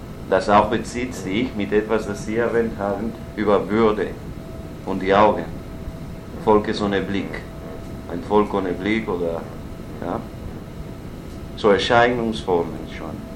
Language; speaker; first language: German; non-native, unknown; Spanish